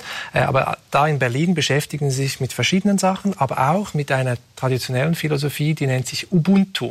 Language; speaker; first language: German; native; German